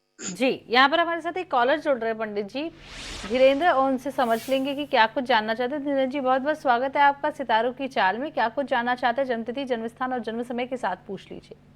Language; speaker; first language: Hindi; native; Hindi